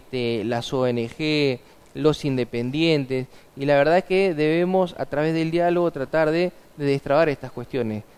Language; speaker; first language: Spanish; native; Spanish